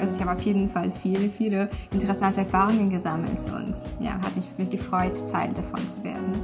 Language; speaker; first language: German; non-native, fluent; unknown